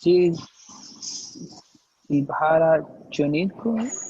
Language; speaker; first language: Persian; non-native, learner; Urdu